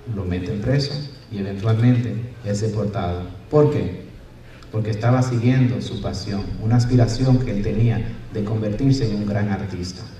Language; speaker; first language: Spanish; early bilingual, other home language; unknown